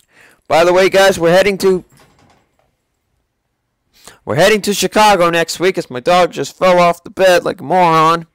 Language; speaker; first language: English; native; English